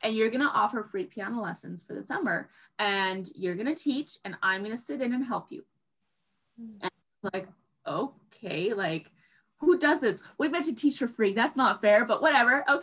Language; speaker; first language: English; native; English